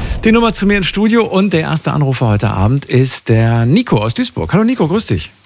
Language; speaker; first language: German; native; German